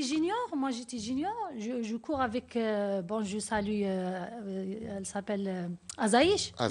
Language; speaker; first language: French; non-native, learner; Arabic